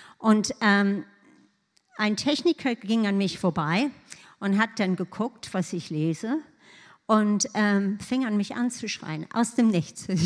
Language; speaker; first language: German; non-native, fluent; English